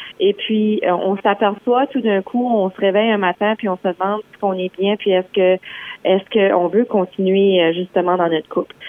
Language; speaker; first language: French; native; French